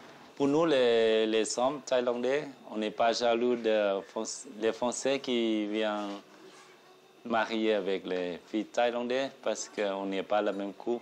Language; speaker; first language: French; non-native, learner; Thai